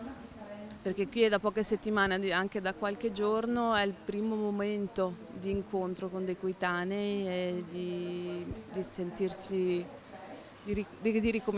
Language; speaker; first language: Italian; native; Italian